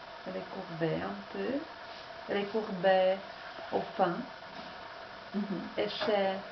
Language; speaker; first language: French; non-native, learner; Czech